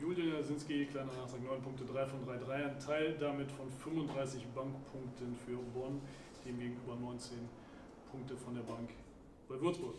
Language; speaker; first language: German; native; German